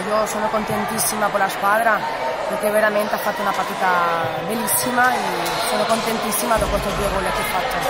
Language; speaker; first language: Italian; non-native, learner; Spanish